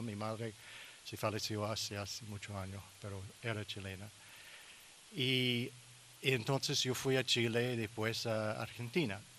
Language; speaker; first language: Spanish; non-native, learner; English